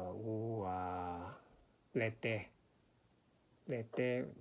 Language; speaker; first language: French; non-native, learner; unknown